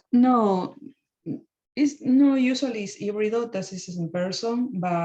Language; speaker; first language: English; non-native, learner; Spanish